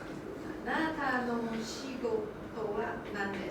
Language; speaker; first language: Japanese; non-native, learner; English